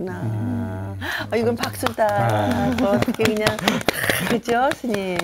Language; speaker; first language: Korean; native; Korean